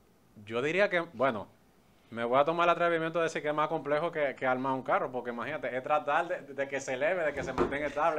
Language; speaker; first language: Spanish; native; Spanish